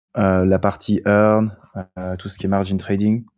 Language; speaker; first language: French; native; French